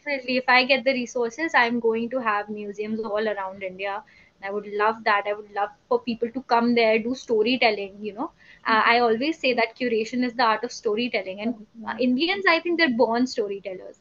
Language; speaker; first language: English; non-native, local second language; Hindi